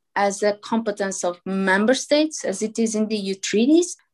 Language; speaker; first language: English; non-native, fluent; Portuguese